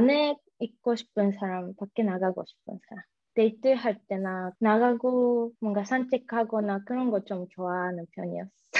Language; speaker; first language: Korean; early bilingual, heritage; Japanese